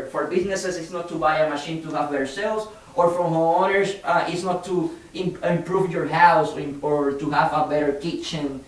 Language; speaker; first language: English; non-native, fluent; Spanish